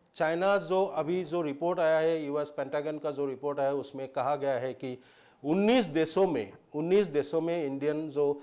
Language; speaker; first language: Hindi; non-native, local second language; Assamese